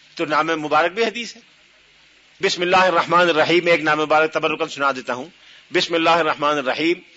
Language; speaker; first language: Urdu; native; Urdu